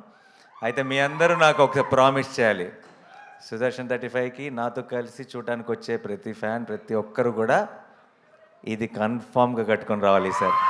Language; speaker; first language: Telugu; native; Telugu